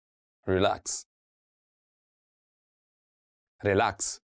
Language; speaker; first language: English; non-native, fluent; Italian